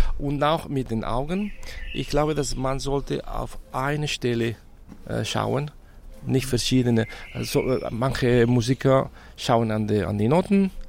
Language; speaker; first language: German; non-native, fluent; Spanish